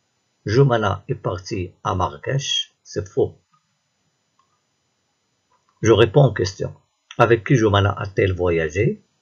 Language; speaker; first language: French; non-native, local second language; Arabic